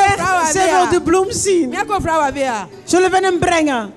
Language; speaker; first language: Dutch; non-native, fluent; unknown